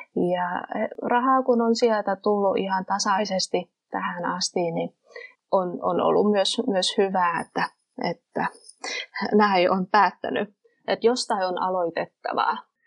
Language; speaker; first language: Finnish; non-native, fluent; Vietnamese